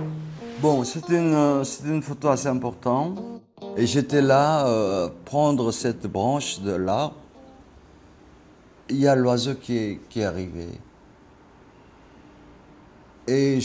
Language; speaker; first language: French; non-native, learner; Korean